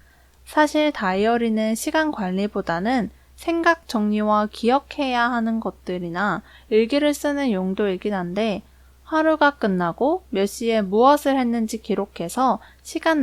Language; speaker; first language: Korean; native; Korean